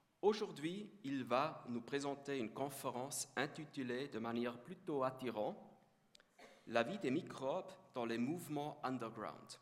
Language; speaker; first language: French; native; French